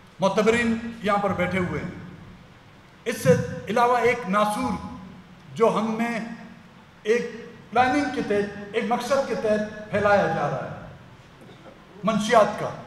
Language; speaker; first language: Urdu; non-native, local second language; Brahui